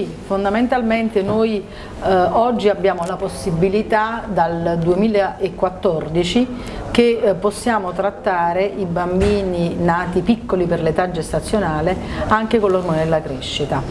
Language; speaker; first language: Italian; native; Italian